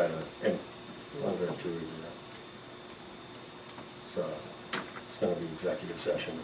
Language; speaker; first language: English; native; English